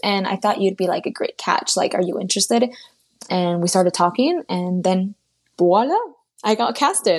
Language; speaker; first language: English; early bilingual, other home language; Spanish